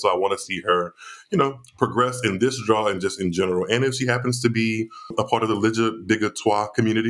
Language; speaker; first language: English; native; English